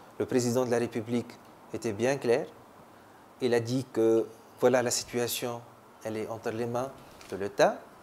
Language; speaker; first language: French; non-native, local second language; Arabic